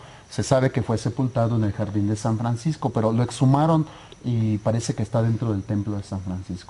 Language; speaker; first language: Spanish; native; Spanish